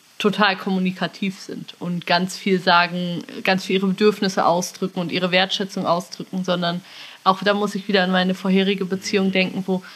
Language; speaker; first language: German; native; German